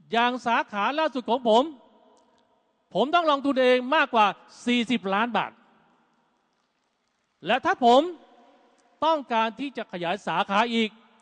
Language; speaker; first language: Thai; native; Thai